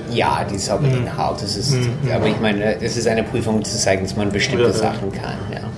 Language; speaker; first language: German; non-native, fluent; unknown